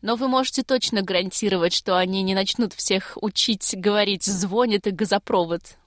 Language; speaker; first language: Russian; native; Russian